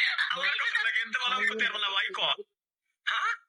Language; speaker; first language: Indonesian; non-native, learner; Bangla